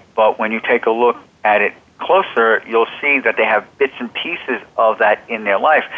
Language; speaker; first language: English; native; English